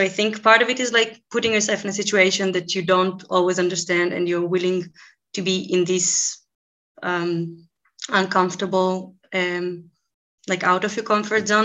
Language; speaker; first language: English; non-native, fluent; Hebrew